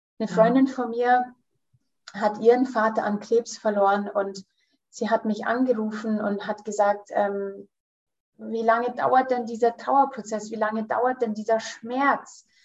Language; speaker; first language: German; early bilingual, heritage; German